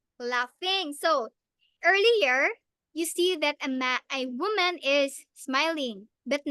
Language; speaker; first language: English; non-native, local second language; Filipino